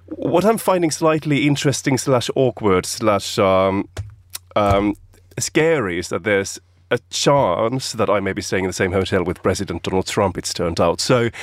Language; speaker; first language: English; non-native, fluent; Finnish